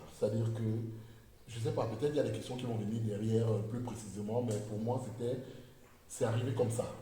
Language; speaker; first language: French; non-native, local second language; Basaa